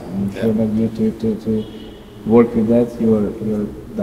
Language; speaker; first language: English; non-native, learner; Serbian